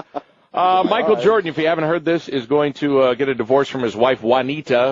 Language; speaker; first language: English; native; English